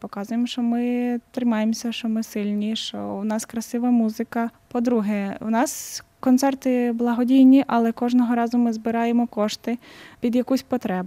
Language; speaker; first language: Ukrainian; native; Ukrainian